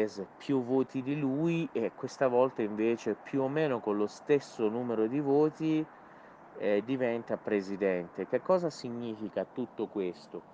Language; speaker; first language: Italian; non-native, fluent; Persian